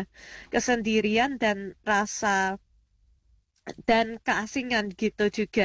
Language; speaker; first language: Indonesian; early bilingual, heritage; Indonesian